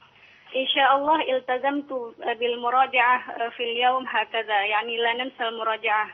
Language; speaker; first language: Arabic; non-native, learner; Indonesian